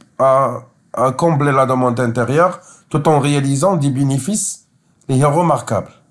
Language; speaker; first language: French; non-native, local second language; Arabic